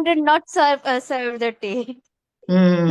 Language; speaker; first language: English; non-native, learner; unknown